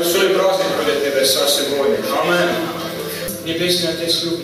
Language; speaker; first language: Russian; non-native, learner; Estonian